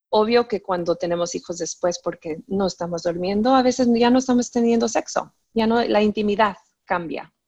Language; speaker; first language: Spanish; early bilingual, heritage; Spanish